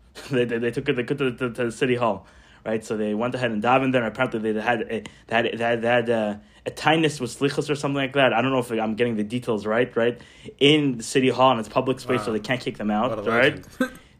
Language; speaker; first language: English; non-native, fluent; Hebrew